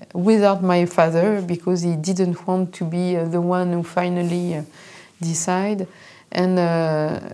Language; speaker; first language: English; non-native, fluent; French